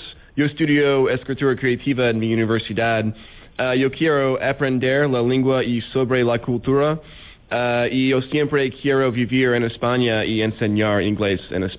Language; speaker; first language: Spanish; non-native, learner; English